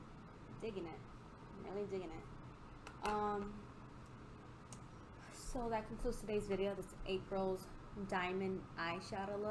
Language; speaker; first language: English; native; English